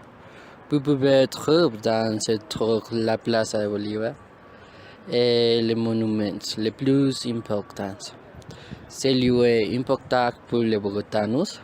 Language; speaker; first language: French; non-native, learner; Spanish